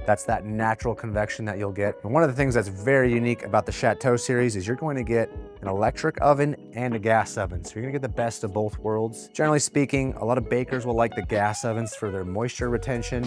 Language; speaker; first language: English; native; English